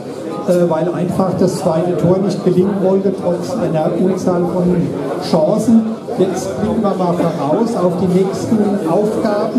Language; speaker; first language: German; native; German